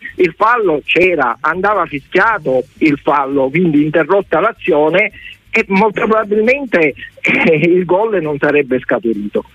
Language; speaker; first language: Italian; native; Italian